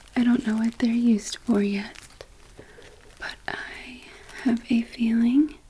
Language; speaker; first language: English; native; English